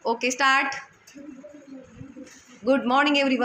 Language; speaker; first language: English; non-native, local second language; Marathi